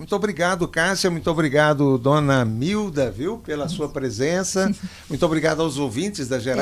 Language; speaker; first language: Portuguese; native; Portuguese